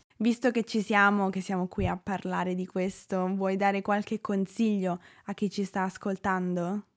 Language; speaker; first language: Italian; native; Italian